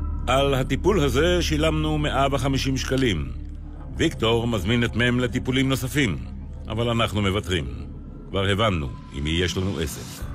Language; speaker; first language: Hebrew; native; Hebrew